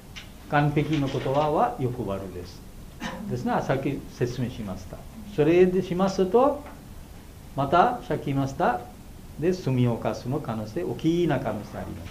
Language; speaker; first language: Japanese; non-native, fluent; Bangla